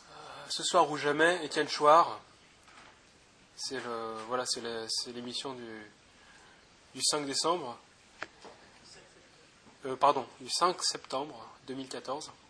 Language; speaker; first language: French; native; French